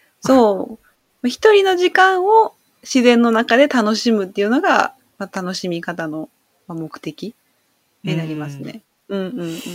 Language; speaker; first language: Japanese; native; Japanese